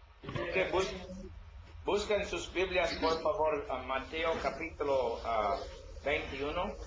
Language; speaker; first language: Spanish; non-native, learner; English